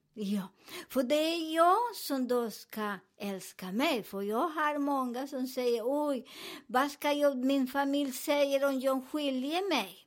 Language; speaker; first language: Swedish; non-native, fluent; Spanish